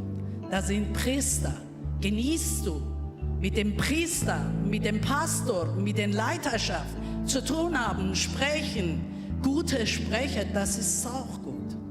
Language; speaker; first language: German; non-native, learner; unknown